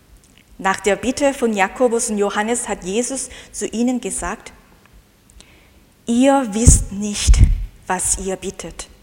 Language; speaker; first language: German; non-native, fluent; Korean